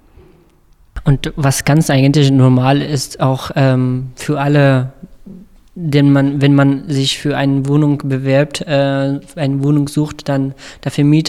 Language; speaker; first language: German; non-native, fluent; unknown